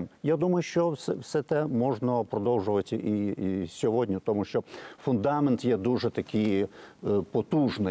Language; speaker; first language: Ukrainian; non-native, fluent; Lithuanian